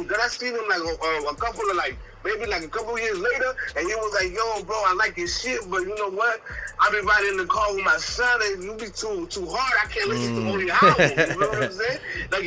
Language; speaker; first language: English; early bilingual, other home language; Spanish